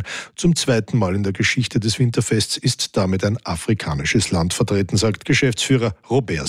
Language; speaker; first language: German; native; German